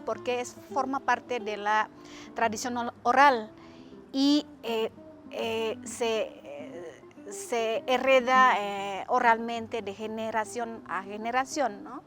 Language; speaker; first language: Spanish; non-native, fluent; Indonesian